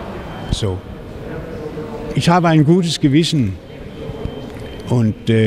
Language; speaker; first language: German; non-native, fluent; Danish